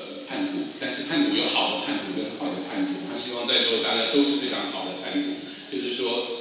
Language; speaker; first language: Chinese; native; Chinese